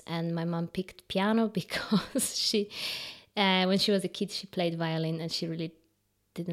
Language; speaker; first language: English; non-native, fluent; Polish